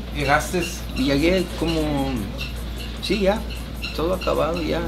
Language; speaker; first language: Spanish; early bilingual, heritage; Spanish